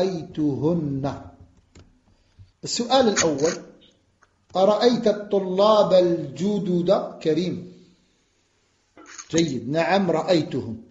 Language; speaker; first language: Arabic; non-native, fluent; French